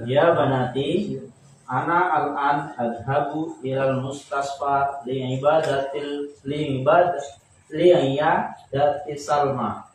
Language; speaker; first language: Arabic; non-native, learner; Indonesian